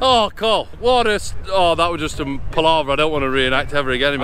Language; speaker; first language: English; native; English